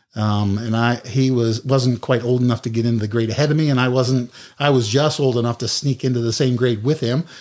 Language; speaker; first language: English; native; English